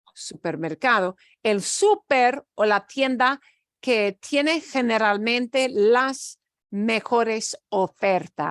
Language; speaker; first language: Spanish; non-native, fluent; English